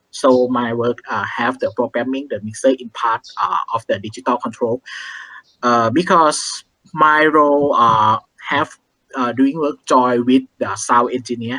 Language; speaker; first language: English; non-native, learner; Thai